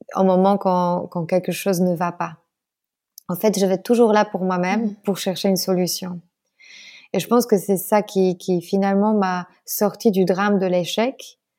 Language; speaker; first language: French; non-native, fluent; Polish